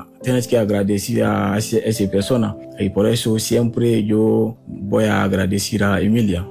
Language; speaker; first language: Spanish; non-native, learner; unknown